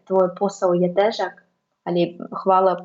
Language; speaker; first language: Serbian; non-native, learner; Russian